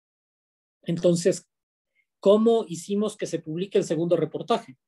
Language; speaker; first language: Spanish; native; Spanish